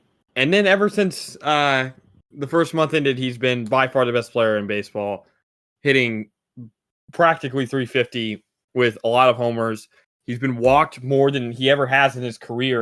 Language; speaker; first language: English; native; English